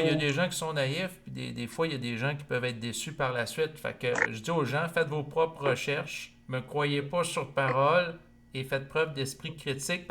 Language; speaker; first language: French; native; French